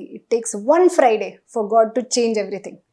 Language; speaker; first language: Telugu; non-native, learner; Hindi